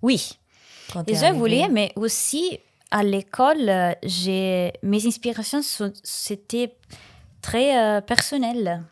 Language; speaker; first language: French; non-native, learner; Italian